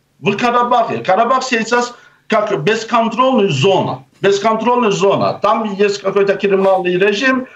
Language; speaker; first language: Russian; non-native, local second language; Azerbaijani